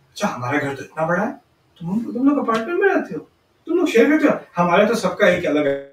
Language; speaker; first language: Urdu; early bilingual, heritage; Urdu